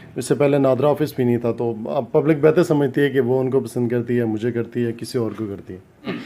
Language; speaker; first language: Urdu; non-native, local second language; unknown